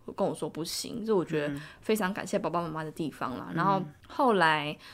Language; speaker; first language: Chinese; native; Chinese